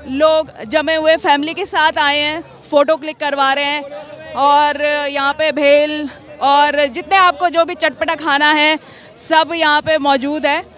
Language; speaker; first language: Hindi; native; Hindi